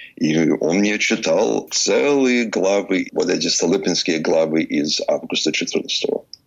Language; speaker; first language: Russian; early bilingual, heritage; Russian